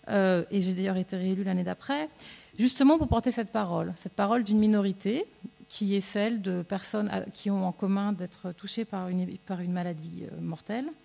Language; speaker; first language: French; native; French